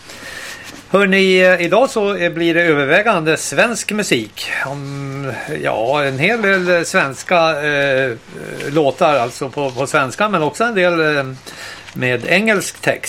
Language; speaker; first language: Swedish; native; Swedish